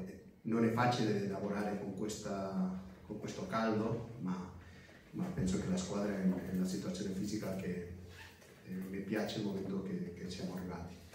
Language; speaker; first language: Italian; non-native, fluent; Spanish